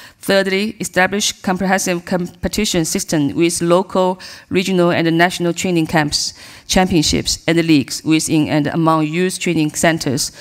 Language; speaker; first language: English; non-native, learner; Chinese